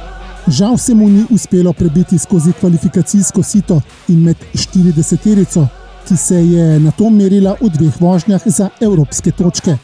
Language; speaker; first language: Slovenian; native; Slovenian